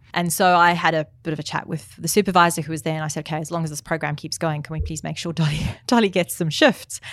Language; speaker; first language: English; native; English